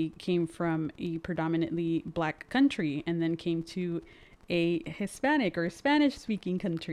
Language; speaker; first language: English; early bilingual, other home language; Spanish